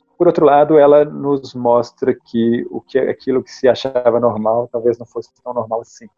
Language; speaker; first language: Portuguese; native; Portuguese